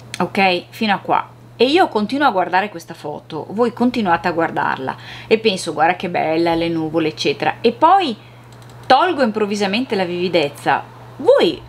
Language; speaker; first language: Italian; native; Italian